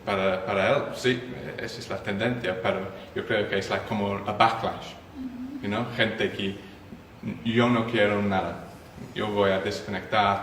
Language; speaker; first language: Spanish; non-native, learner; English